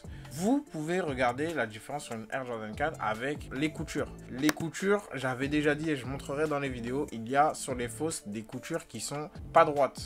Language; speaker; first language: French; native; French